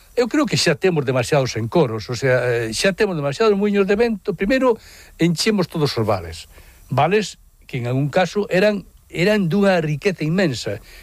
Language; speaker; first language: Galician; non-native, local second language; Spanish